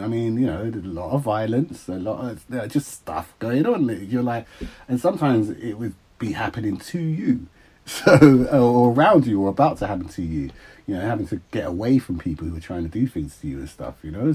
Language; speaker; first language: English; native; English